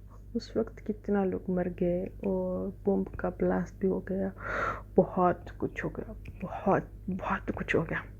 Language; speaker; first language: Hindi; non-native, fluent; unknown